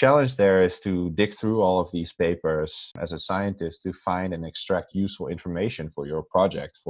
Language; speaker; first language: English; non-native, fluent; Dutch